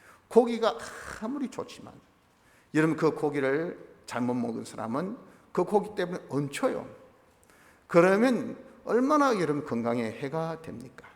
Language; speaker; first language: Korean; native; Korean